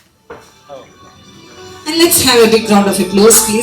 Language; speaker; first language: English; non-native, local second language; Malayalam